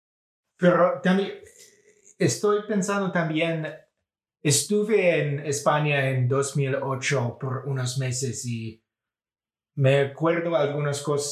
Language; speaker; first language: Spanish; non-native, fluent; English